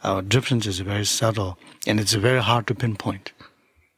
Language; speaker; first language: English; non-native, local second language; Tibetan